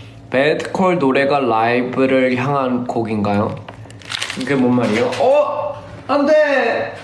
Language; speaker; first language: Korean; early bilingual, heritage; Korean